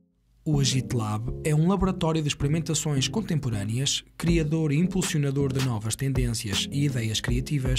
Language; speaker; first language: Portuguese; native; Portuguese